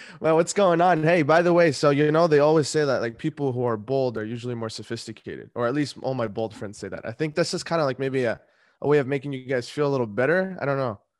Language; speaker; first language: English; native; English